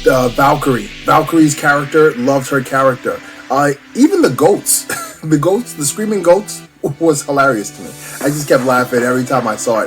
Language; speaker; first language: English; native; English